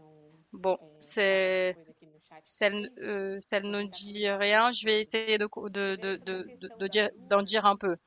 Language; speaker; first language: French; non-native, fluent; Portuguese